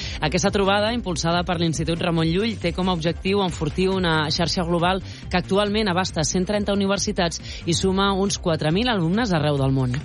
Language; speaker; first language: Catalan; native; Catalan